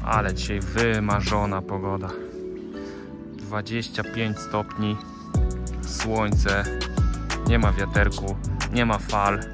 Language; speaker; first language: Polish; native; Polish